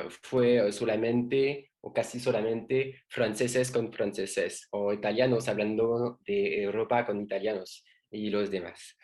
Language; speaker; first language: Spanish; non-native, learner; French